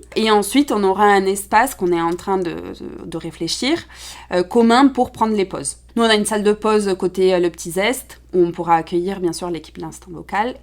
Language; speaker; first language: French; early bilingual, other home language; Spanish